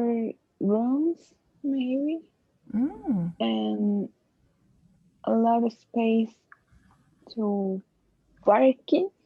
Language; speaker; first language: English; non-native, learner; Spanish